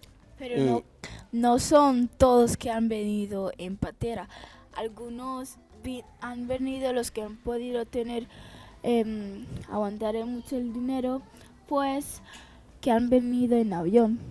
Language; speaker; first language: Spanish; early bilingual, other home language; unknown